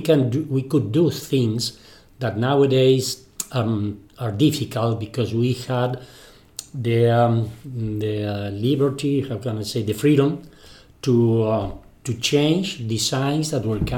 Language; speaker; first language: English; non-native, fluent; Spanish